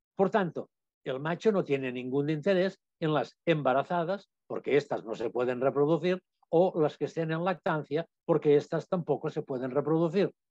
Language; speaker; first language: Spanish; non-native, local second language; Catalan